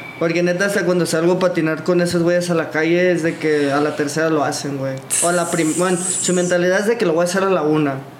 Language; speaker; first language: Spanish; early bilingual, other home language; English